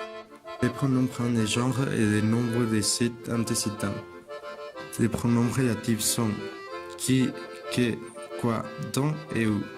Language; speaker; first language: French; non-native, fluent; Spanish